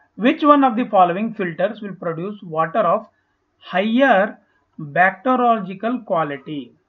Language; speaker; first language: English; non-native, local second language; Kannada